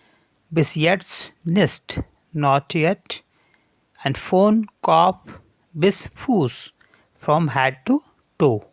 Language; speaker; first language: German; non-native, fluent; Hindi